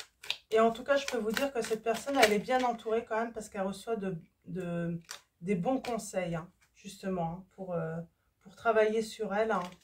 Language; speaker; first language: French; native; French